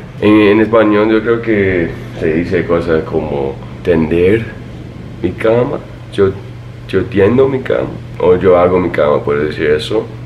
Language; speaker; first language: Spanish; non-native, fluent; English